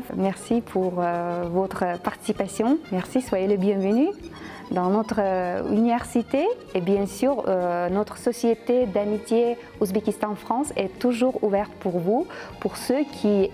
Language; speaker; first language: French; non-native, fluent; Uzbek